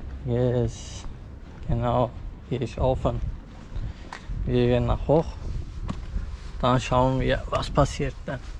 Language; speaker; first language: German; non-native, learner; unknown